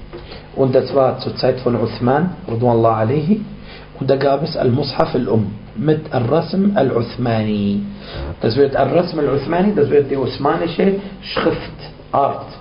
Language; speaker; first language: German; non-native, fluent; Arabic